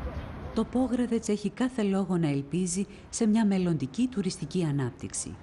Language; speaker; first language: Greek; native; Greek